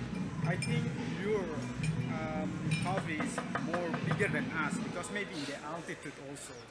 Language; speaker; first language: English; non-native, learner; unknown